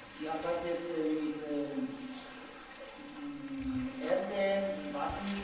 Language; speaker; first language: German; non-native, learner; Czech